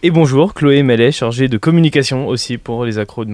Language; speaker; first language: French; native; French